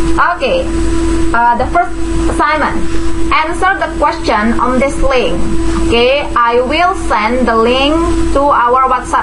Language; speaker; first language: English; non-native, fluent; Indonesian